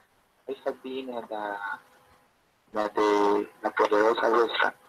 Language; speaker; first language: English; non-native, learner; Spanish